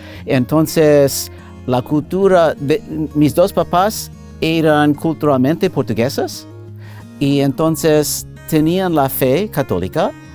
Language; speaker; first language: Spanish; non-native, fluent; English